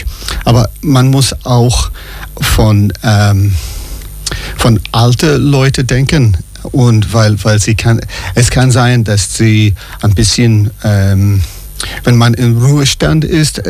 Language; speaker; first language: German; non-native, learner; English